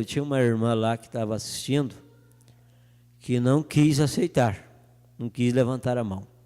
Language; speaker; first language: Portuguese; native; Portuguese